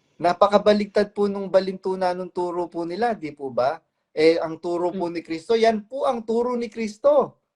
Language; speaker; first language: Filipino; native; Filipino